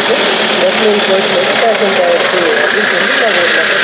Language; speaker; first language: Tamil; native; Tamil